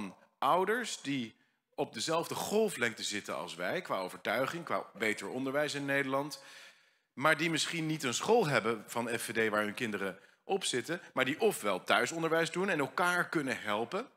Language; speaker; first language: Dutch; native; Dutch